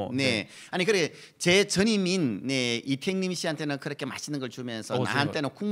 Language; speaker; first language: Korean; native; Korean